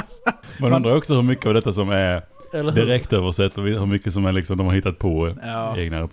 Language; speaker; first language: Swedish; native; Swedish